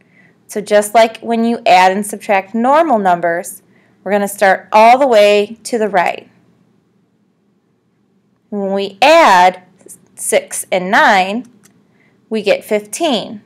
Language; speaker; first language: English; native; English